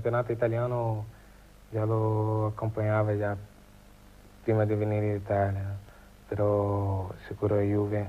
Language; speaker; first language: Italian; non-native, learner; Portuguese